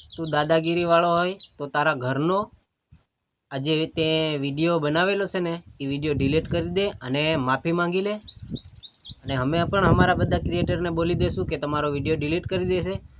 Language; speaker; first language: Gujarati; non-native, local second language; Bhili